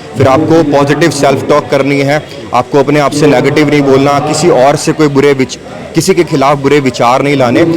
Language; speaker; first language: Hindi; native; Hindi